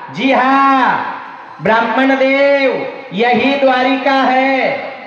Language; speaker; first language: Hindi; non-native, local second language; Marathi